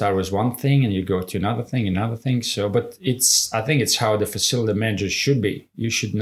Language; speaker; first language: English; non-native, fluent; Latvian